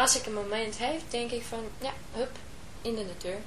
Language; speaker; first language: Dutch; non-native, fluent; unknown